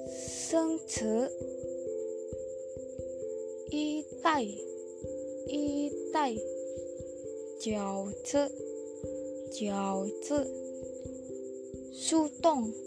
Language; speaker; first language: Chinese; non-native, learner; Vietnamese